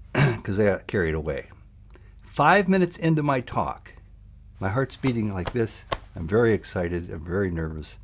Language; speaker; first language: English; native; English